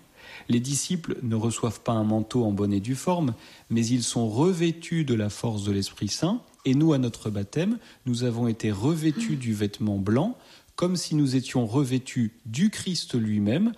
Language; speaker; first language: French; native; French